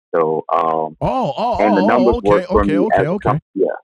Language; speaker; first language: English; native; English